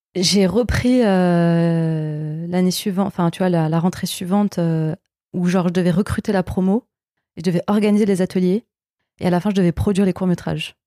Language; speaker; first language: French; native; French